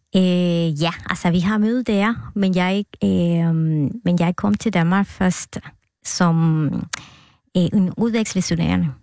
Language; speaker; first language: Danish; non-native, fluent; Spanish